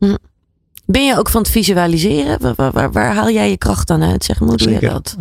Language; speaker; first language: Dutch; native; Dutch